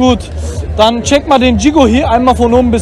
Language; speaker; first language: German; native; German